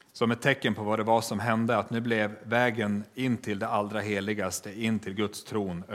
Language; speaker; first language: Swedish; native; Swedish